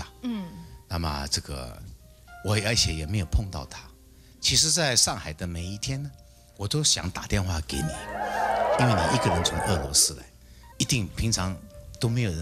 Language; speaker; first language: Chinese; native; Chinese